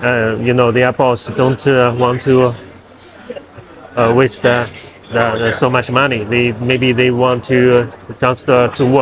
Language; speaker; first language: English; non-native, learner; Chinese